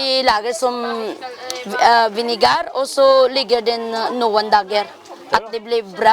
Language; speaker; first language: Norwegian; non-native, learner; Filipino